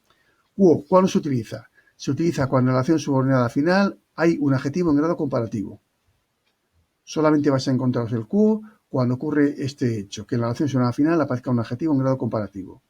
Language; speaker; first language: Spanish; native; Spanish